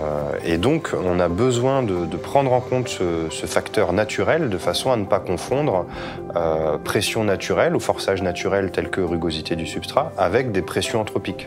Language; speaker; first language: French; native; French